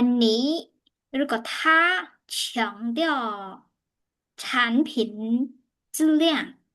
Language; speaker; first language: Chinese; non-native, fluent; Khmer